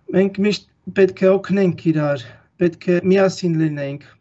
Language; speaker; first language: Armenian; non-native, fluent; Russian